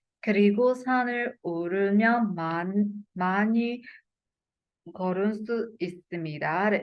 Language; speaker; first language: Korean; non-native, fluent; Burmese